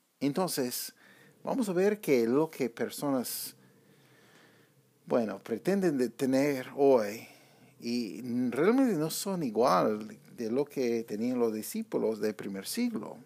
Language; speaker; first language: Spanish; non-native, fluent; English